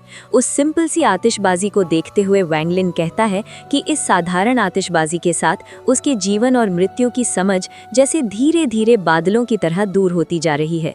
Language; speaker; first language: Hindi; native; Hindi